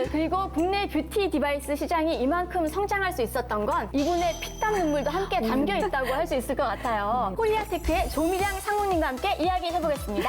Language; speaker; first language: Korean; native; Korean